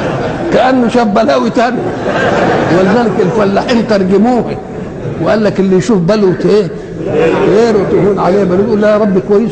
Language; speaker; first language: Arabic; native; Arabic